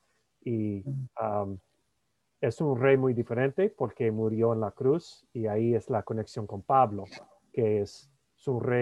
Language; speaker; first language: Spanish; non-native, fluent; English